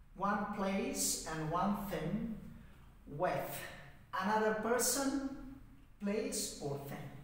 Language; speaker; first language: English; non-native, fluent; Persian